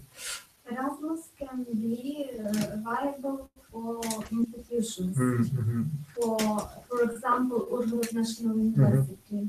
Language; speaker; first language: English; non-native, learner; Ukrainian